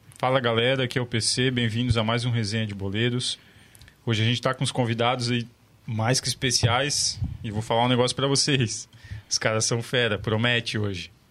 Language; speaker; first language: Portuguese; native; Portuguese